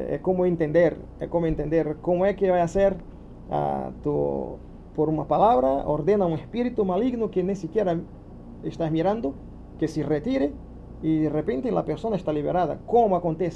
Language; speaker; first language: Spanish; non-native, learner; Portuguese